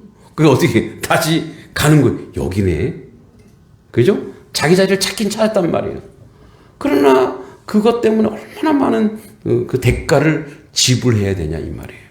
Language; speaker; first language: Korean; native; Korean